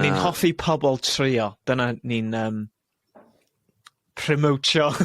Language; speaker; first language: Welsh; non-native, local second language; English